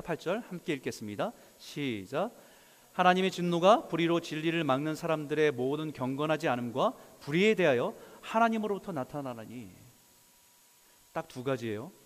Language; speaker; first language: Korean; native; Korean